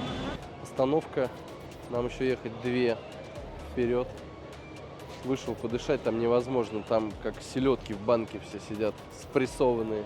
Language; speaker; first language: Russian; native; Russian